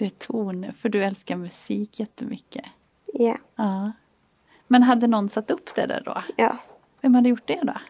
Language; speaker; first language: Swedish; native; Swedish